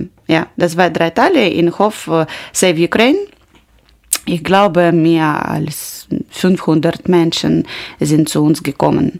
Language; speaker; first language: German; non-native, learner; Ukrainian